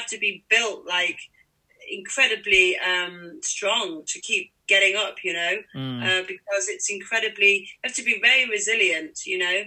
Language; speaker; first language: English; native; English